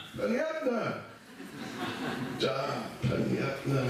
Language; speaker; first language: Russian; non-native, learner; English